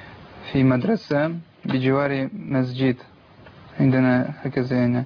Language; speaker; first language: Arabic; non-native, learner; Russian